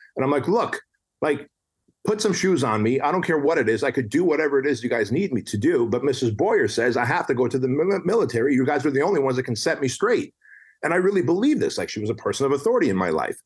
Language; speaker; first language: English; early bilingual, other home language; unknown